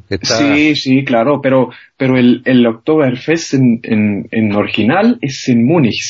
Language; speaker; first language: Spanish; non-native, fluent; German